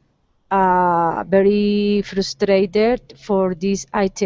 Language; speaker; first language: English; non-native, learner; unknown